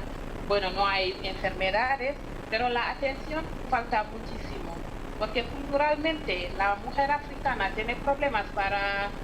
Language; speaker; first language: Spanish; non-native, fluent; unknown